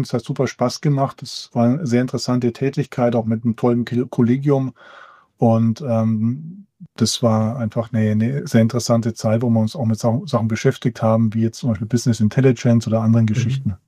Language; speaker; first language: German; native; German